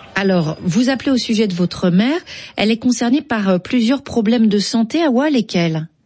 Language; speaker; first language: French; native; French